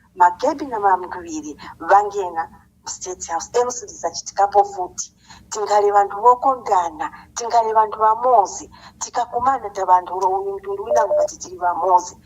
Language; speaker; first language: Nyanja; non-native, local second language; Bemba